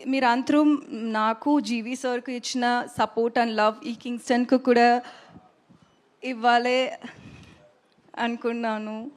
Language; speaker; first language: Telugu; non-native, learner; Tamil